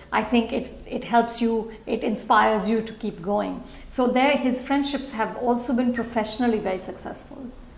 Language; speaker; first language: English; non-native, local second language; Hindi